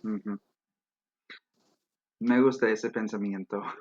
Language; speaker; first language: Spanish; non-native, fluent; English